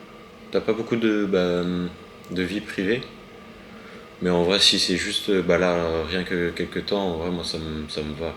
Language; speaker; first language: French; native; French